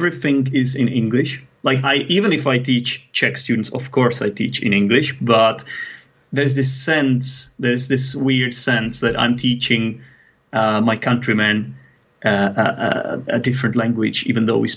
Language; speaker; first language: English; non-native, fluent; Czech